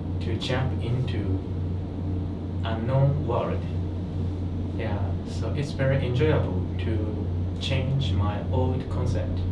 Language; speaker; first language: English; non-native, learner; Japanese